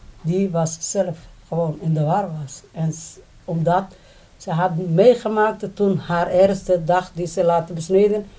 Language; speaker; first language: Dutch; non-native, learner; Somali